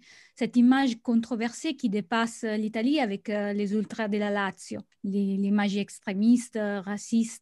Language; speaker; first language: French; non-native, fluent; Italian